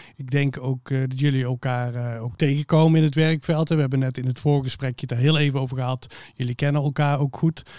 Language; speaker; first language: Dutch; native; Dutch